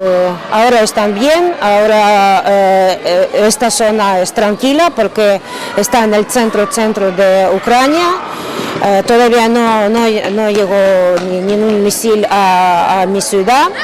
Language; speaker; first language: Spanish; non-native, fluent; Ukrainian